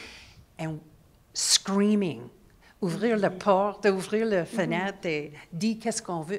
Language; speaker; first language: French; non-native, learner; English